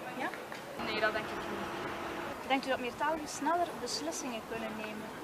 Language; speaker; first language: Dutch; native; Dutch